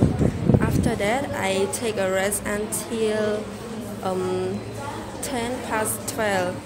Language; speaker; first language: English; non-native, learner; Khmer